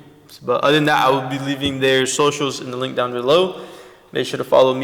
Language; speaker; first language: English; native; English